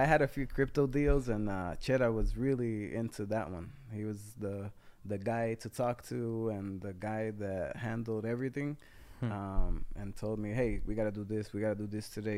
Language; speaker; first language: English; non-native, fluent; Spanish